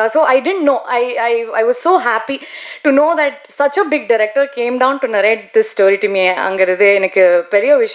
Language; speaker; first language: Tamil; non-native, learner; Kannada